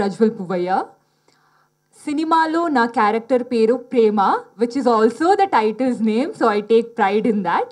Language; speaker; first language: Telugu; non-native, learner; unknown